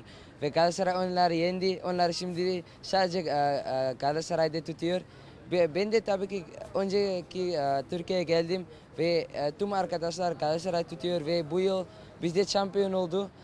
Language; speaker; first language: Turkish; non-native, learner; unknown